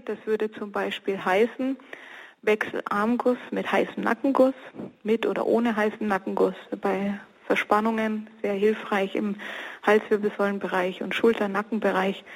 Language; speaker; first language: German; native; German